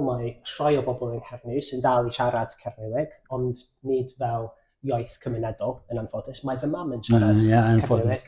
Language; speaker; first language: Welsh; non-native, fluent; English